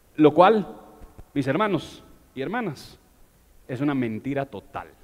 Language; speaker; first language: Spanish; non-native, fluent; English